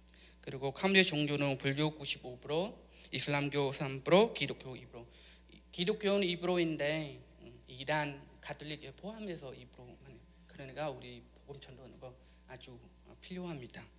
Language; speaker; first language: Korean; non-native, learner; Khmer